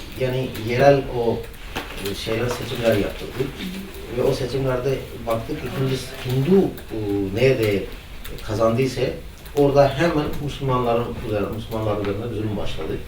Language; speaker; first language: Turkish; non-native, fluent; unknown